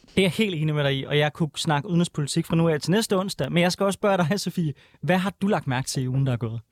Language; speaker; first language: Danish; native; Danish